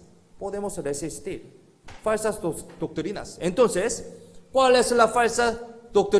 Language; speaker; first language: Spanish; non-native, learner; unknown